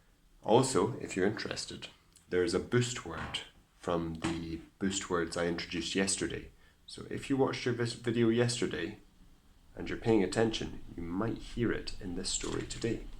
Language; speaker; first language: English; native; English